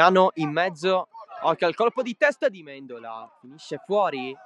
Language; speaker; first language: Italian; native; Italian